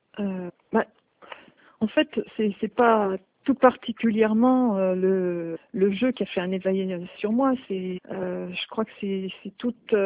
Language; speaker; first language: French; native; French